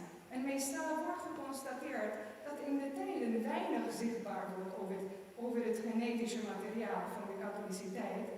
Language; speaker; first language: Dutch; non-native, fluent; German